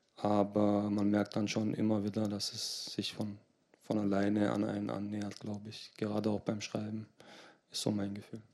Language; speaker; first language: German; early bilingual, other home language; Turkish